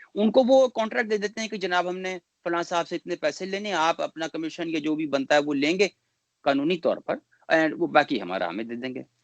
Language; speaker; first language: Urdu; non-native, local second language; Punjabi